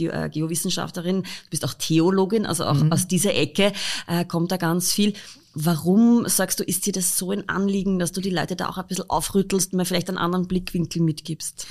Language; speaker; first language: German; native; German